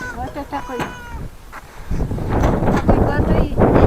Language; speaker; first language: Russian; non-native, learner; Kazakh